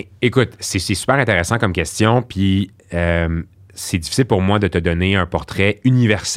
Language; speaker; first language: French; early bilingual, other home language; Arabic